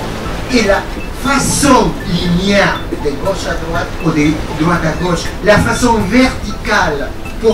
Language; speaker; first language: French; non-native, fluent; Spanish